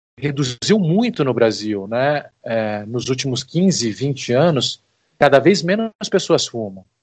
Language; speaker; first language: Portuguese; native; Portuguese